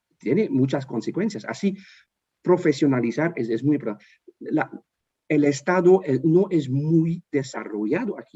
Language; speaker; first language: Spanish; non-native, fluent; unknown